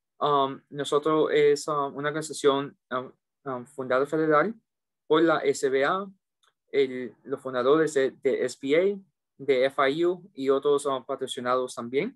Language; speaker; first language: Spanish; early bilingual, heritage; English